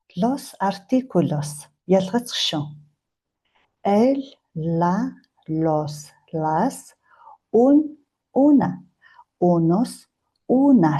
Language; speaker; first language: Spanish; non-native, fluent; Mongolian